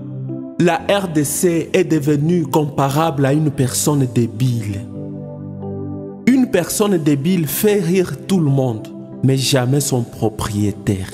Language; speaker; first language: French; non-native, local second language; Swahili